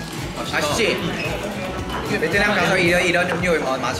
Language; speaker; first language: Korean; non-native, fluent; Vietnamese